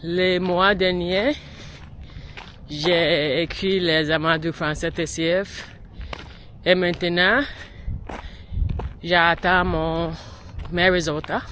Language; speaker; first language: French; non-native, learner; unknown